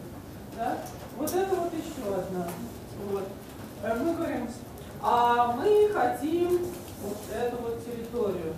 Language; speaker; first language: Russian; native; Russian